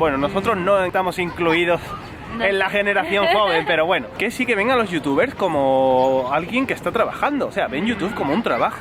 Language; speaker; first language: Spanish; native; Spanish